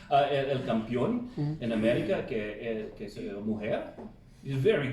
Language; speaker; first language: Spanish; early bilingual, heritage; Filipino